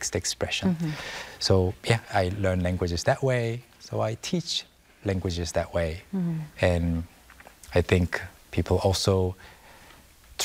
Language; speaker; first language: English; non-native, fluent; Korean